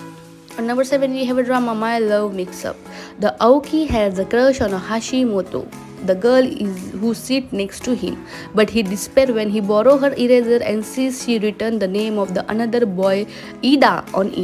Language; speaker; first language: English; non-native, fluent; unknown